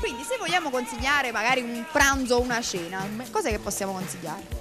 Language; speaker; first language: Italian; native; Italian